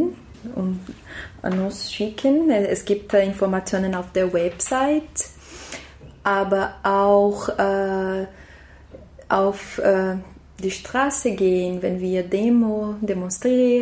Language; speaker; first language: German; non-native, fluent; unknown